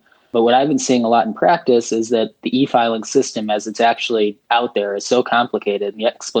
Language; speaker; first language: English; native; English